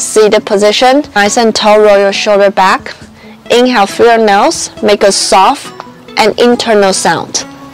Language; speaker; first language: English; non-native, fluent; Chinese